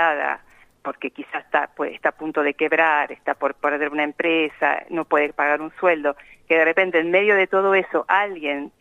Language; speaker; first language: Spanish; native; Spanish